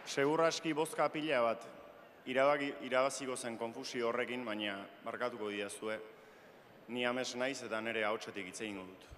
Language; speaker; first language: Basque; native; Basque